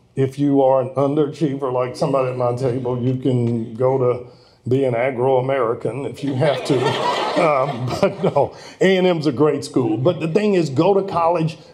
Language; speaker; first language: English; native; English